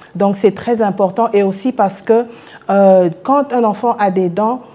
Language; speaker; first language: French; non-native, local second language; Lingala